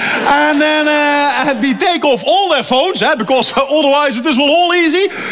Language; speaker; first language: English; non-native, fluent; Dutch